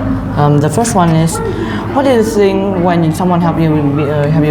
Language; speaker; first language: English; non-native, learner; Vietnamese